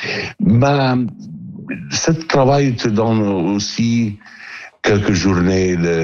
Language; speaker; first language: French; non-native, learner; Italian